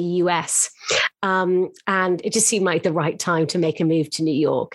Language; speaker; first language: English; native; English